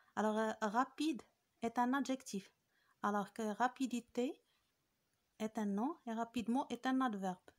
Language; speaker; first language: French; non-native, local second language; Arabic